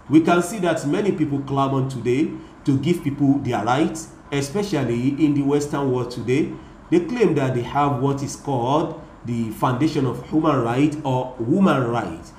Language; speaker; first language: English; non-native, local second language; Yoruba